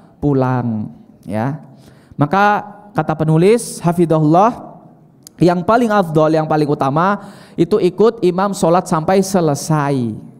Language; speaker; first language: Indonesian; native; Indonesian